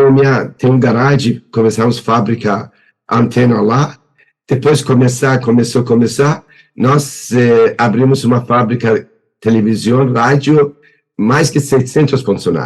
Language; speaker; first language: Portuguese; non-native, learner; Persian